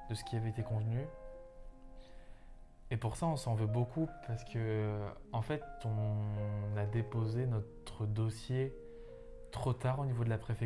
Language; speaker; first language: French; native; French